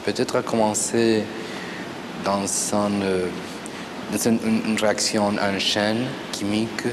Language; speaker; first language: French; non-native, fluent; Spanish